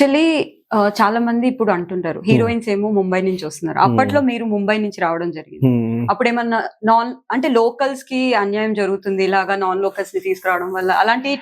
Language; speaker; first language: Telugu; native; Telugu